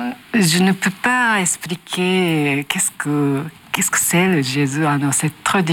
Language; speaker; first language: French; non-native, learner; Japanese